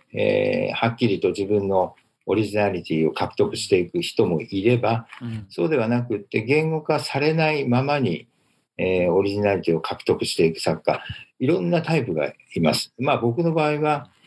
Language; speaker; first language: Japanese; native; Japanese